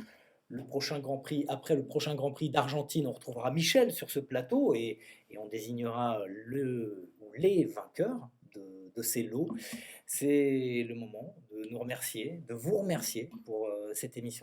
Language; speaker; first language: French; native; French